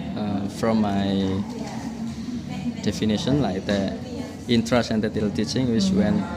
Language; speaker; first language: English; non-native, learner; Indonesian